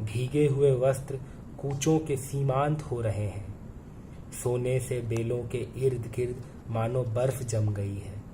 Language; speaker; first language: Hindi; non-native, local second language; Bangla